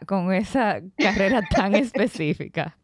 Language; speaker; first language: Spanish; native; Spanish